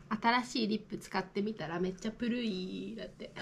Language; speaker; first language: Japanese; native; Japanese